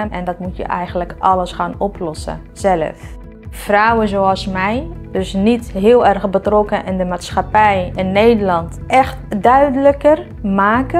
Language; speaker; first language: Dutch; non-native, fluent; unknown